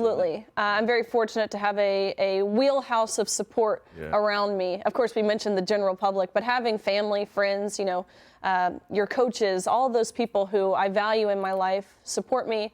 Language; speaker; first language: English; native; English